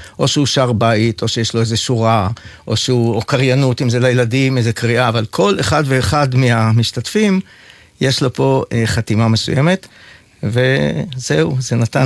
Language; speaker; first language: Hebrew; native; Hebrew